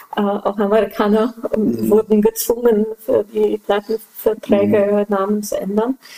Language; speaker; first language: German; non-native, fluent; Polish